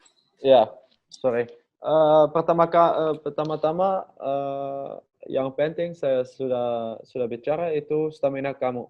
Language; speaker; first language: Indonesian; non-native, learner; Dutch